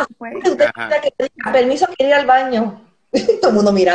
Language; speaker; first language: Spanish; native; Spanish